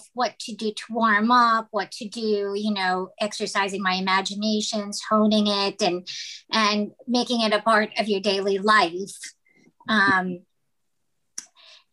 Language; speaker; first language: English; non-native, local second language; Filipino